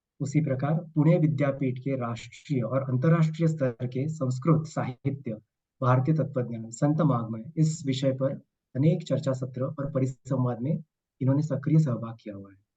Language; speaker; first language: Hindi; non-native, local second language; Marathi